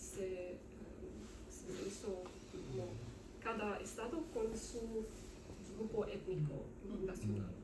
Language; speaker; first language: Spanish; non-native, learner; Romanian